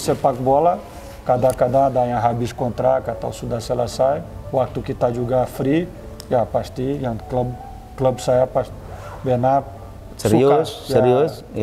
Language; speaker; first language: Indonesian; non-native, fluent; Portuguese